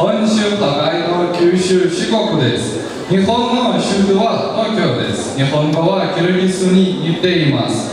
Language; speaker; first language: Japanese; non-native, learner; Kyrgyz